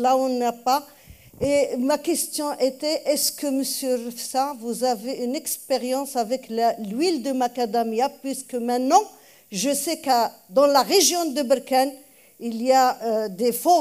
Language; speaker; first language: French; non-native, local second language; Arabic